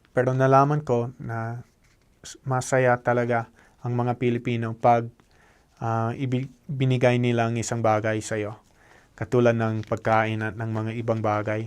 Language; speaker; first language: Filipino; non-native, fluent; English